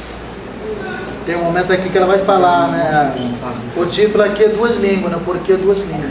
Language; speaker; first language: Portuguese; non-native, local second language; Guarani